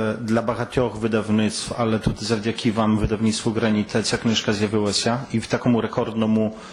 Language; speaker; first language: Polish; non-native, learner; Ukrainian